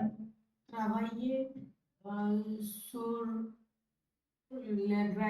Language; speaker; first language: French; non-native, learner; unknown